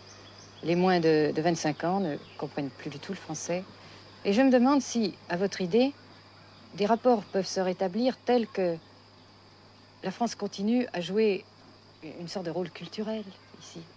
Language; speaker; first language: French; native; French